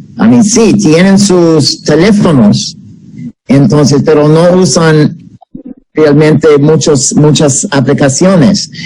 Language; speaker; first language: Spanish; non-native, fluent; English